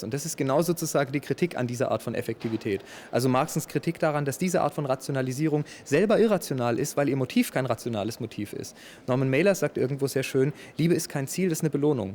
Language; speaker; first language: German; native; German